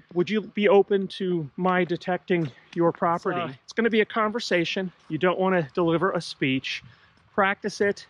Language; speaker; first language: English; native; English